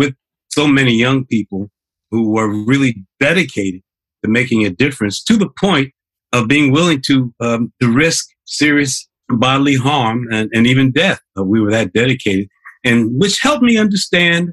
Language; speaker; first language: English; native; English